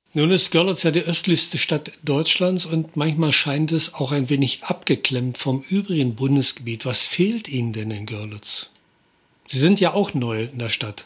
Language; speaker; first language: German; native; German